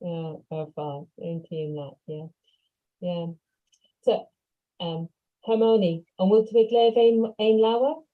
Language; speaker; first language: Irish; non-native, local second language; English